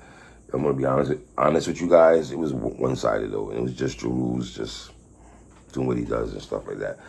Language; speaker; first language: English; native; English